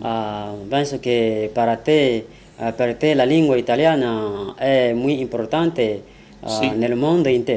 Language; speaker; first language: Italian; non-native, learner; French